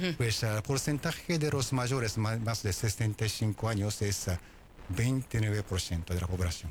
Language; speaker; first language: Spanish; non-native, fluent; Japanese